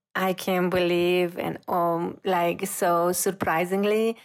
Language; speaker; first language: English; non-native, fluent; Romanian